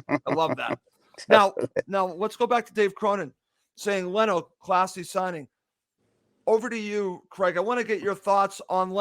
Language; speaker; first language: English; native; English